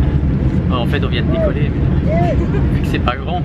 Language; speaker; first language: French; native; French